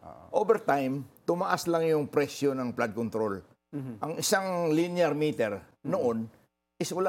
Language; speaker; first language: Filipino; non-native, local second language; Cebuano